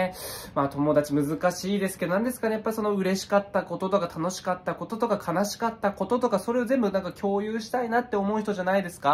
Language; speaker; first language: Japanese; native; Japanese